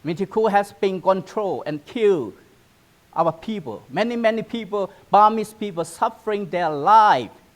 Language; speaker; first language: English; non-native, learner; Burmese